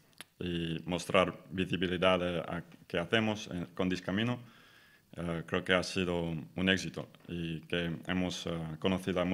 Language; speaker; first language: Spanish; non-native, fluent; English